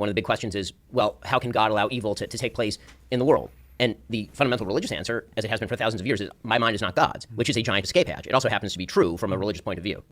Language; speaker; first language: English; native; English